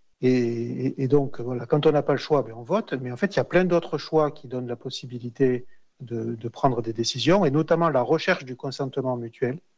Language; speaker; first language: French; native; French